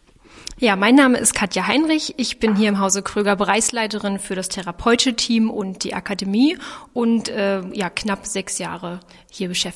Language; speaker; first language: German; native; German